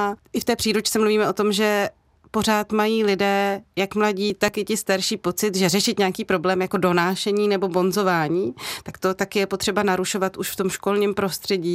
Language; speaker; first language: Czech; native; Czech